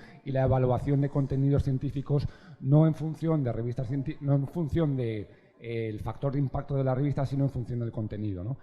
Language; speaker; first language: Spanish; native; Spanish